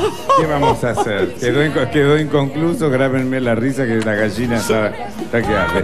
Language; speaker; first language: Spanish; native; Spanish